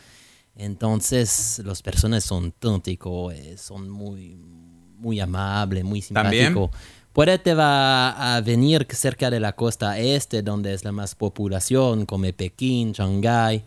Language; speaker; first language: Spanish; non-native, learner; French